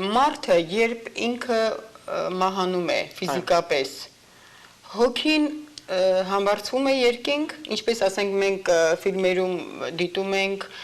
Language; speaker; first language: Armenian; native; Armenian